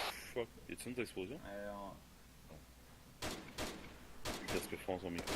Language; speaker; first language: French; native; French